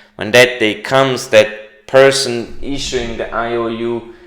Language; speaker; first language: English; non-native, fluent; German